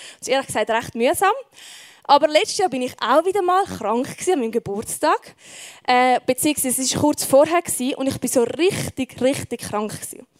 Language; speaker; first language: German; native; German